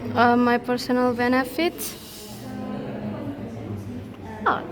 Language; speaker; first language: English; non-native, learner; Indonesian